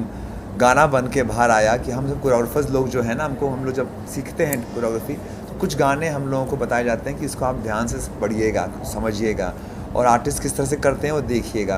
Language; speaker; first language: Hindi; native; Hindi